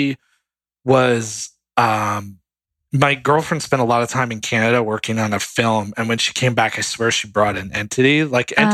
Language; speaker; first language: English; native; English